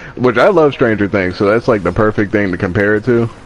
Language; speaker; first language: English; native; English